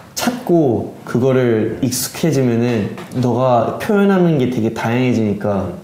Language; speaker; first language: Korean; early bilingual, heritage; Korean